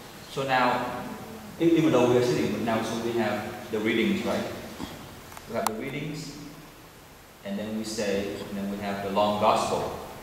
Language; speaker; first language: English; non-native, fluent; Vietnamese